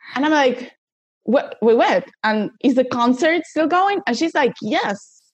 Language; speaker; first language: English; non-native, fluent; Spanish